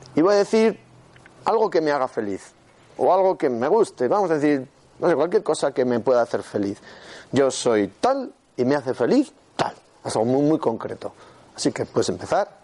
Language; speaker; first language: Spanish; native; Spanish